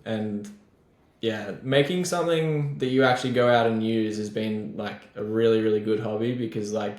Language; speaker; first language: English; native; English